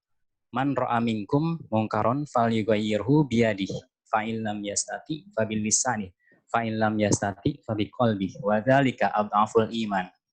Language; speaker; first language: Indonesian; native; Indonesian